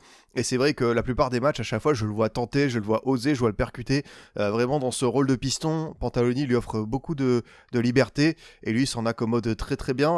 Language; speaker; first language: French; native; French